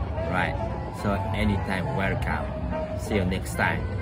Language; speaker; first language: English; non-native, learner; Japanese